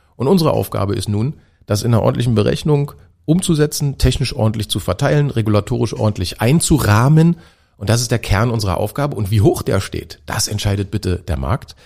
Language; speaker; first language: German; native; German